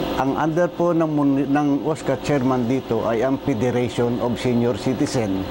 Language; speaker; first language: Filipino; native; Filipino